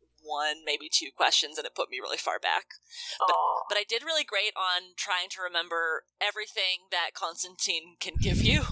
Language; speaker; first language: English; native; English